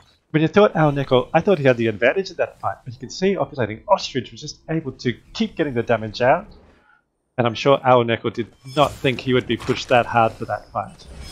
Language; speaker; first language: English; native; English